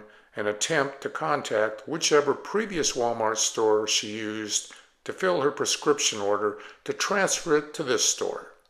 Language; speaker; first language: English; native; English